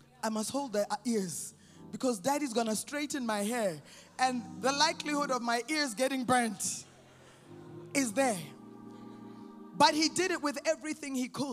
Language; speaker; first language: English; native; English